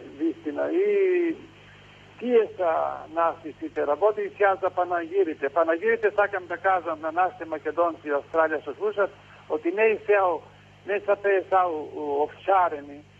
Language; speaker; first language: Macedonian; native; Macedonian